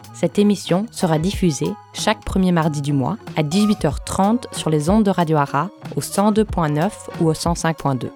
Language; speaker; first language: French; non-native, local second language; Luxembourgish